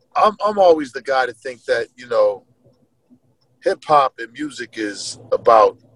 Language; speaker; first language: English; native; English